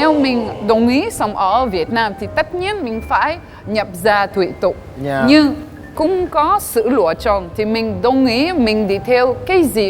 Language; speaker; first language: Vietnamese; non-native, fluent; French